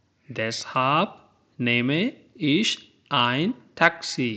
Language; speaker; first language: German; non-native, fluent; Urdu